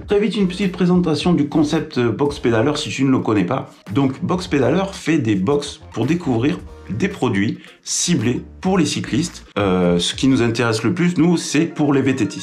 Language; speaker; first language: French; native; French